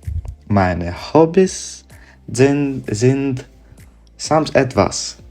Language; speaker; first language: German; non-native, fluent; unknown